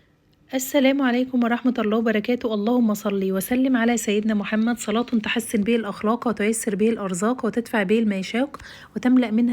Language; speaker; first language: Arabic; native; Arabic